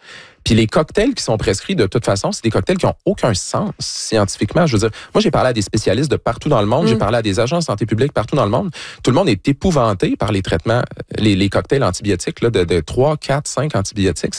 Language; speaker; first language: French; native; French